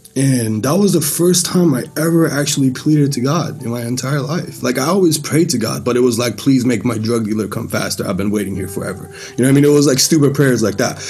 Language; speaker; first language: English; early bilingual, other home language; Persian